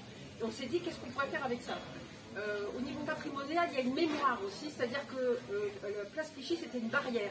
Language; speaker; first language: French; native; French